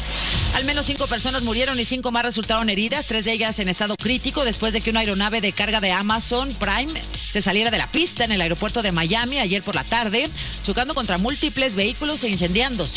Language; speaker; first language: Spanish; native; Spanish